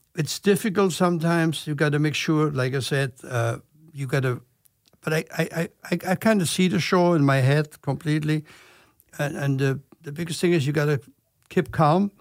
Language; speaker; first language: English; non-native, fluent; German